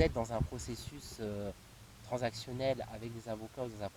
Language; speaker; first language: French; native; French